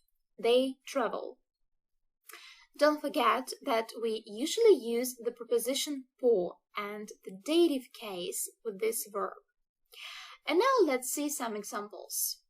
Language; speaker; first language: English; non-native, fluent; Russian